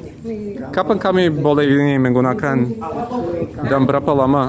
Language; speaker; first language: Indonesian; non-native, learner; English